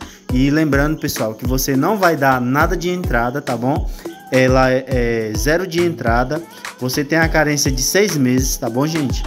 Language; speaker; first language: Portuguese; native; Portuguese